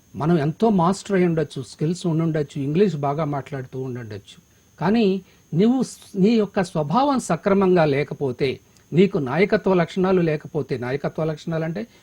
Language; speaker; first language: Telugu; native; Telugu